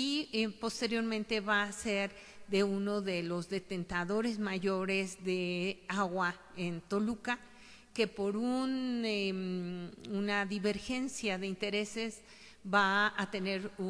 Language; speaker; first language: Spanish; native; Spanish